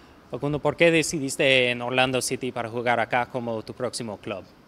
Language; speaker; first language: Spanish; non-native, learner; English